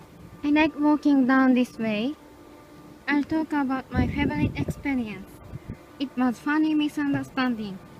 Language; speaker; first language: English; non-native, learner; Japanese